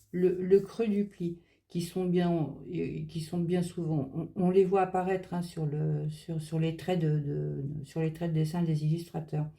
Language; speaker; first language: French; native; French